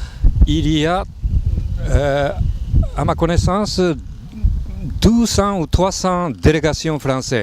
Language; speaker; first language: French; non-native, fluent; Japanese